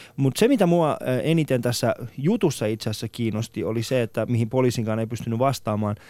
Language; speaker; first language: Finnish; early bilingual, other home language; Persian